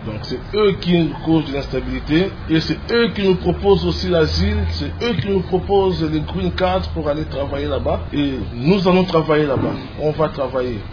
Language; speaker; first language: French; non-native, local second language; Lingala